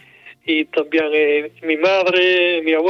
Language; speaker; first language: Spanish; non-native, local second language; Galician